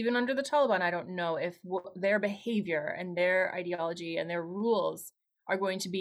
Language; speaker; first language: English; native; English